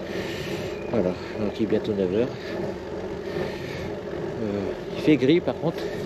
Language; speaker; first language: French; native; French